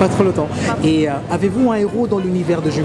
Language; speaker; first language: French; native; French